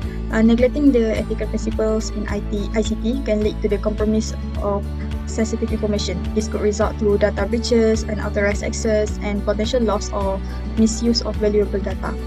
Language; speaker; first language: English; non-native, local second language; Malay